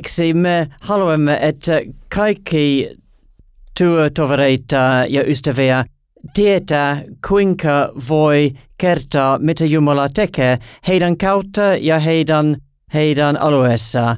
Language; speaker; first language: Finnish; non-native, learner; English